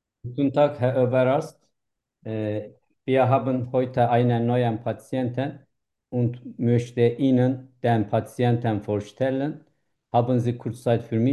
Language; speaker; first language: German; non-native, learner; Turkish